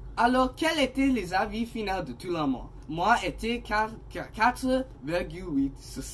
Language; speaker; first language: French; non-native, learner; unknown